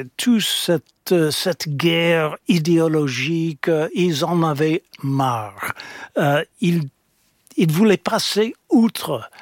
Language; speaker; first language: French; non-native, fluent; English